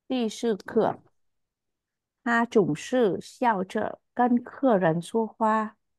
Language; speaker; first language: Chinese; non-native, learner; Vietnamese